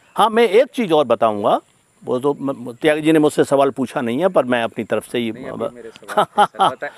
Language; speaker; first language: Hindi; native; Hindi